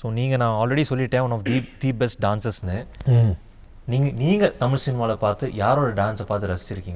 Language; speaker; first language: Tamil; native; Tamil